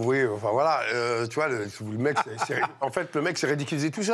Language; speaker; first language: French; native; French